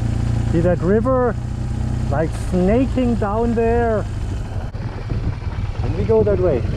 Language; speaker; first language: English; non-native, fluent; German